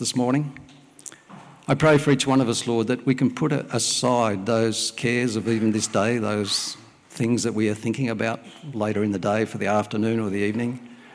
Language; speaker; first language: English; early bilingual, other home language; Welsh